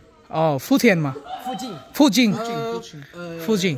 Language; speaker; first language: Chinese; non-native, learner; Bangla